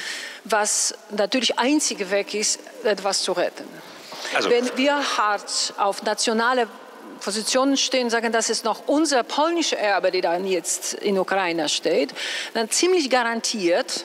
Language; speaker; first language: German; non-native, fluent; Polish